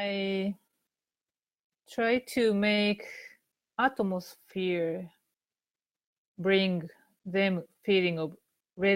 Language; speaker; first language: English; non-native, learner; Japanese